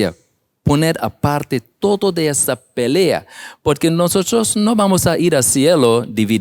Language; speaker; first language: Spanish; non-native, learner; English